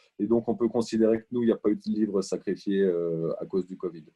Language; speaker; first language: French; native; French